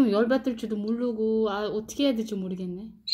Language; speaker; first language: Korean; non-native, fluent; Uzbek